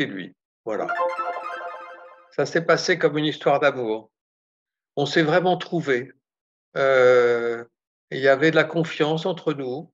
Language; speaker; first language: French; native; French